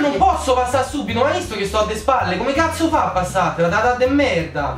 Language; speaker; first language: Italian; native; Italian